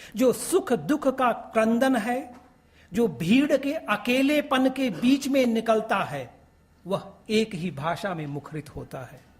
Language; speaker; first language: Hindi; native; Hindi